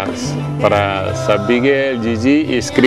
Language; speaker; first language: Catalan; non-native, fluent; Mandingo